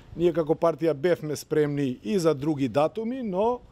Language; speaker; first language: Macedonian; non-native, local second language; Albanian